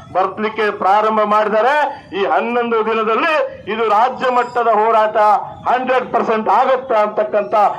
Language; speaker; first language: Kannada; non-native, local second language; Lambadi